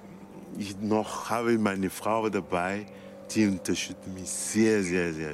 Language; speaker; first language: German; non-native, learner; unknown